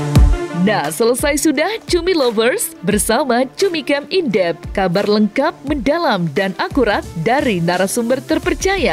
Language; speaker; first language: Indonesian; native; Indonesian